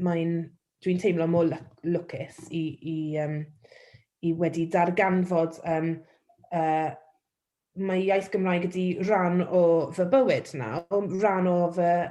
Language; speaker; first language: Welsh; non-native, local second language; English